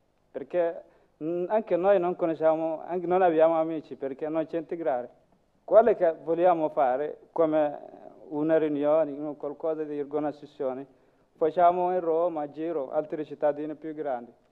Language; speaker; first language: Italian; non-native, learner; Masai